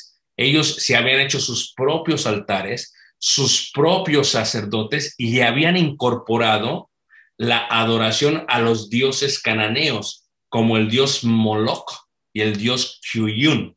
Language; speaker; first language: Spanish; native; Spanish